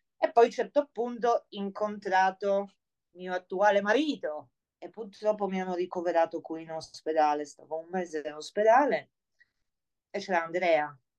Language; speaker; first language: Italian; non-native, fluent; Polish